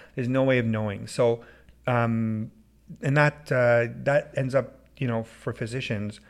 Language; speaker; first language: English; early bilingual, other home language; Persian